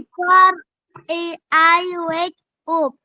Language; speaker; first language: English; non-native, learner; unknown